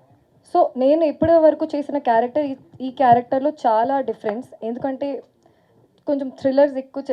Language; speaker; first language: Telugu; non-native, fluent; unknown